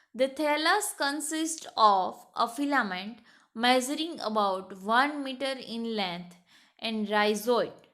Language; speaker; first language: English; non-native, local second language; Gujarati